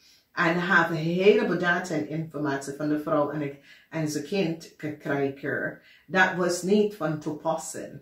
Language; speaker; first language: Dutch; non-native, fluent; English